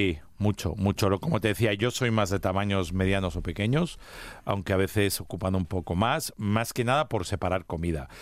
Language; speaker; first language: Spanish; early bilingual, heritage; Spanish